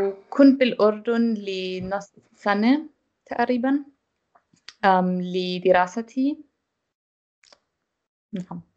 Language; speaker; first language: Arabic; non-native, learner; German